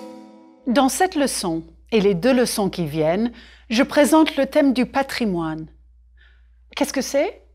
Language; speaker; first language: French; non-native, fluent; English